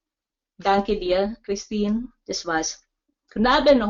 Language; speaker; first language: German; non-native, learner; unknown